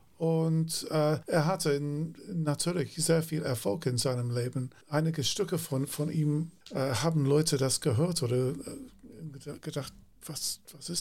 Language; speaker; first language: German; non-native, fluent; English